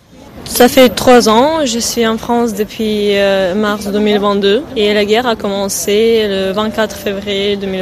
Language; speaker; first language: French; non-native, fluent; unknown